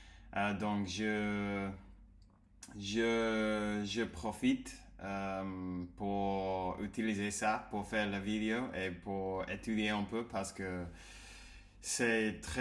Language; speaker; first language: French; non-native, learner; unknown